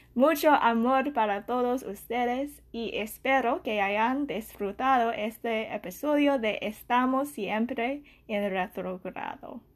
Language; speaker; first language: Spanish; non-native, learner; English